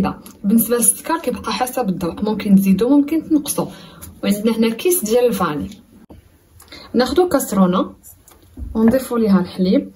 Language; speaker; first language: Arabic; native; Arabic